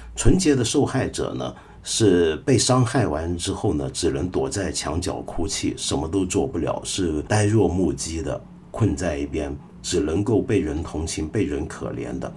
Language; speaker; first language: Chinese; non-native, local second language; Cantonese